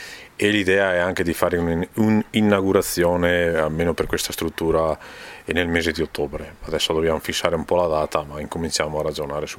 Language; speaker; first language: Italian; native; Italian